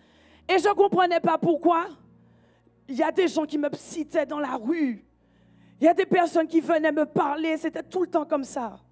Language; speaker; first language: French; native; French